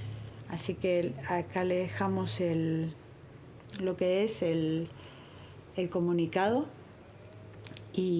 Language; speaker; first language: Spanish; native; Spanish